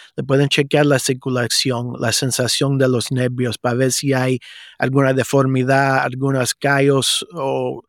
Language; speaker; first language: Spanish; early bilingual, heritage; Spanish